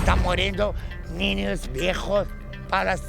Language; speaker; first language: Spanish; non-native, learner; Arabic